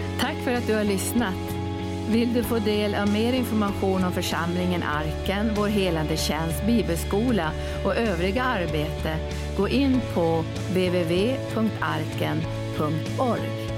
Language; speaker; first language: Swedish; native; Swedish